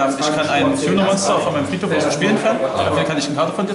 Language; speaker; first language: German; native; German